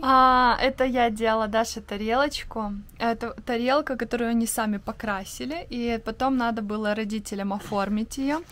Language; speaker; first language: Russian; native; Russian